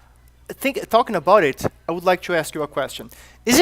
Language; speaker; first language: English; non-native, fluent; Portuguese